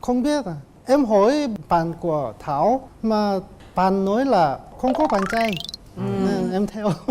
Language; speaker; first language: Vietnamese; non-native, learner; Korean